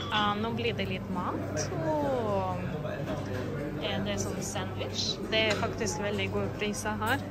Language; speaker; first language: Norwegian; non-native, fluent; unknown